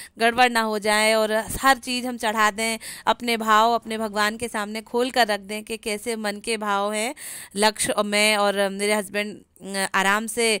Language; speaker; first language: Hindi; native; Hindi